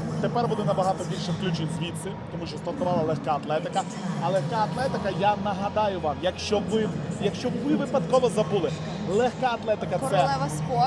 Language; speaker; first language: Ukrainian; native; Ukrainian